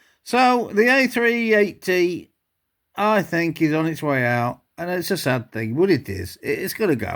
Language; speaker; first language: English; native; English